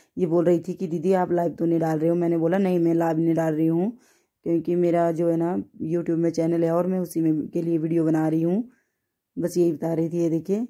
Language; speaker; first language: Hindi; native; Hindi